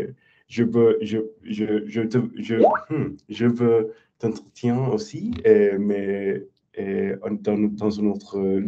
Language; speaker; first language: French; non-native, learner; English